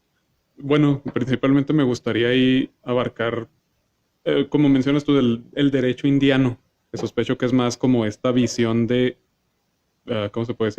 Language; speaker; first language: Spanish; native; Spanish